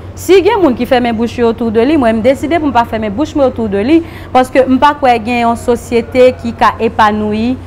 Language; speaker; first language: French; non-native, local second language; Haitian Creole